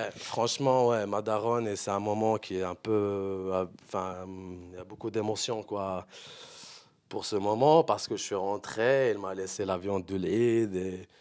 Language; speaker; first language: French; non-native, local second language; Arabic